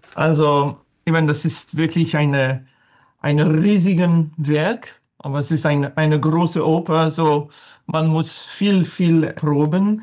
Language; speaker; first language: German; non-native, fluent; French